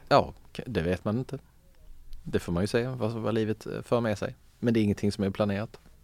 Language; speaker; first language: Swedish; early bilingual, other home language; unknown